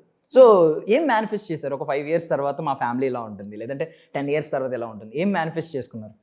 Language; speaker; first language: Telugu; native; Telugu